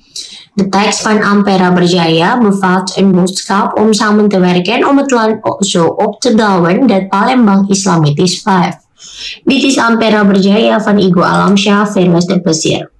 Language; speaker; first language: Dutch; non-native, fluent; Indonesian